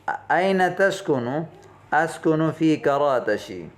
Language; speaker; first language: Arabic; non-native, fluent; Urdu